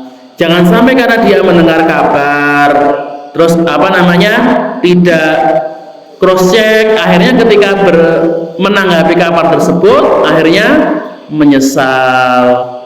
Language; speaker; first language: Indonesian; non-native, local second language; Javanese